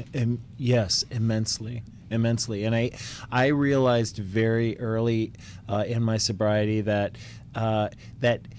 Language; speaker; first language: English; native; English